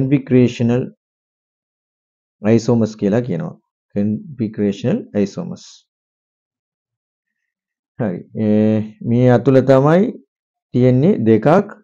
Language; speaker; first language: Sinhala; non-native, local second language; Tamil